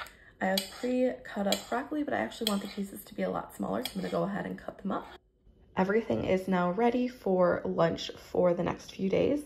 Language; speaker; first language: English; native; English